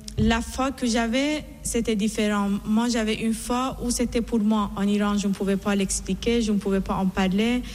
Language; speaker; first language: French; non-native, fluent; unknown